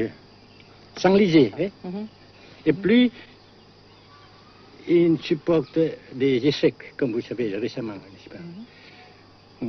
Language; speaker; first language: French; non-native, local second language; Vietnamese